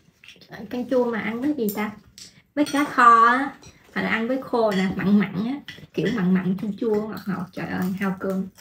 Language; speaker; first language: Vietnamese; native; Vietnamese